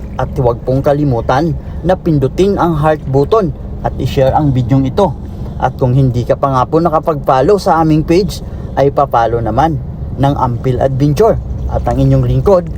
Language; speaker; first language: Filipino; non-native, local second language; Masbatenyo